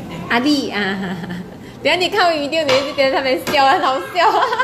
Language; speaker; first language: Chinese; native; Chinese